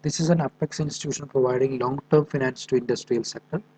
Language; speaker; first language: English; non-native, local second language; Malayalam